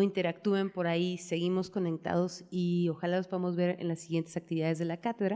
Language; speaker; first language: Spanish; native; Spanish